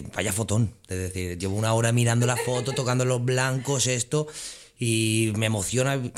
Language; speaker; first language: Spanish; native; Spanish